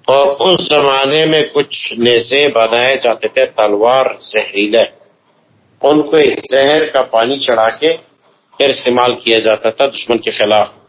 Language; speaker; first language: Urdu; non-native, local second language; Pashto